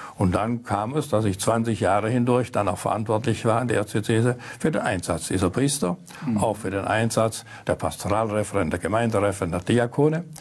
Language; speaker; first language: German; native; German